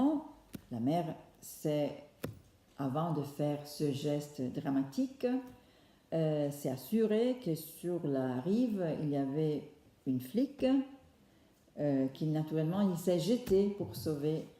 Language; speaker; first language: French; non-native, fluent; Italian